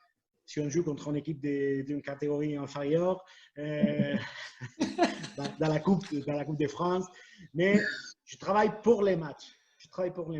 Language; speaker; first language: French; non-native, fluent; Spanish